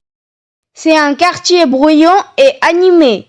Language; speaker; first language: French; non-native, learner; Tamil